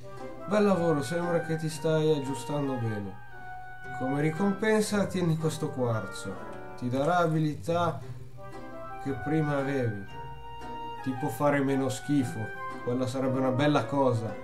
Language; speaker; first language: Italian; native; Italian